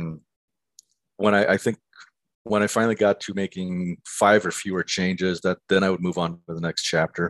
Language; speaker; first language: English; native; English